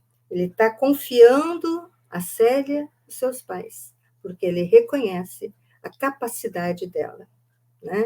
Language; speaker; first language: Portuguese; native; Portuguese